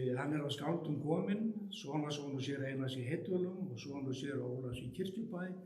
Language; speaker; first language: Icelandic; native; Icelandic